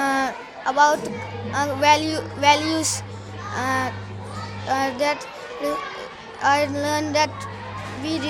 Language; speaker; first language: English; non-native, learner; Hindi